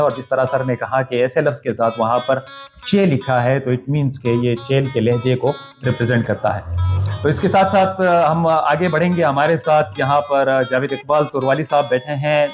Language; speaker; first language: Urdu; non-native, local second language; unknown